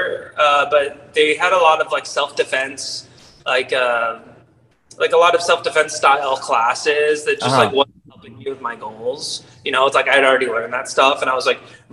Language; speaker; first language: English; native; English